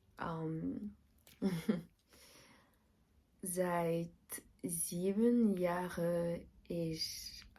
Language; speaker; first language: German; non-native, learner; French